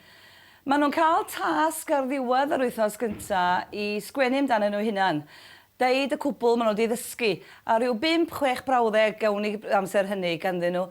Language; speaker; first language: Welsh; native; Welsh